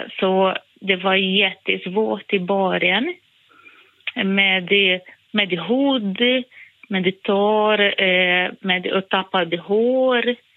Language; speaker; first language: Swedish; non-native, fluent; Portuguese